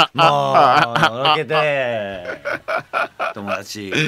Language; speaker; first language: Japanese; native; Japanese